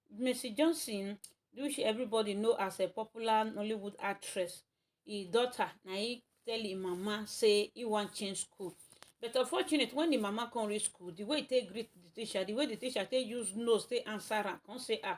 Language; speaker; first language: Nigerian Pidgin; native; Nigerian Pidgin